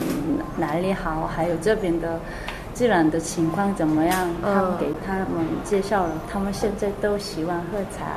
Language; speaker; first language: Chinese; non-native, learner; Korean